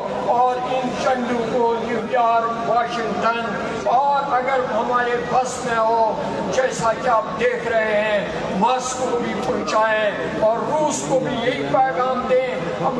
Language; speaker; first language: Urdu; non-native, local second language; Kashmiri